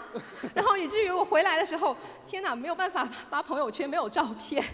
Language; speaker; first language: Chinese; native; Chinese